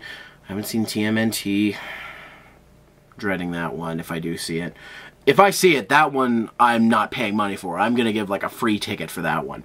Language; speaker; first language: English; native; English